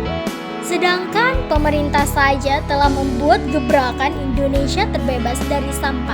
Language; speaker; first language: Indonesian; native; Indonesian